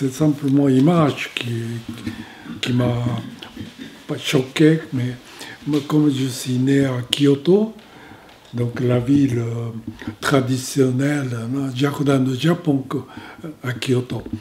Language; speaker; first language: French; non-native, fluent; Japanese